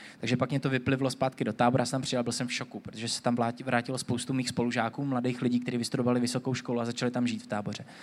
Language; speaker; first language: Czech; native; Czech